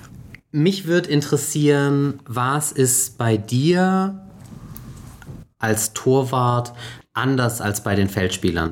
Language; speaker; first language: German; native; German